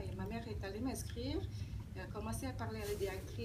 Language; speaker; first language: French; early bilingual, other home language; Vietnamese